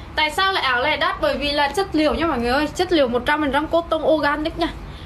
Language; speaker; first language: Vietnamese; native; Vietnamese